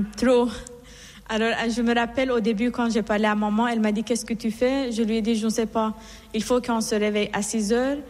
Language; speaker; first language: French; non-native, fluent; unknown